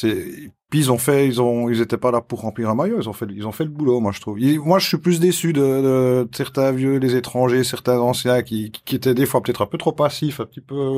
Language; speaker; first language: French; native; French